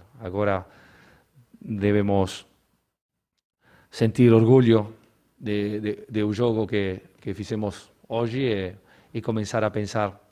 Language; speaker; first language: Portuguese; non-native, learner; Spanish